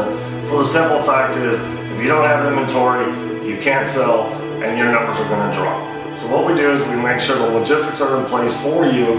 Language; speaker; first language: English; native; English